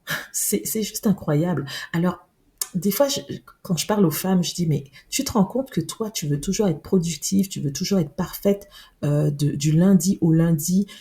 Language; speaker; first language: French; native; French